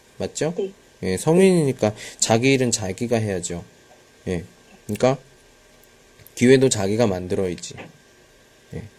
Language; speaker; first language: Korean; native; Korean